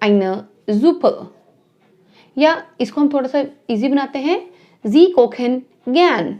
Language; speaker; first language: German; non-native, fluent; Hindi